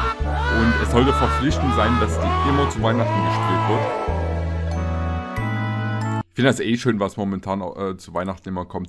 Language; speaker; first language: German; native; German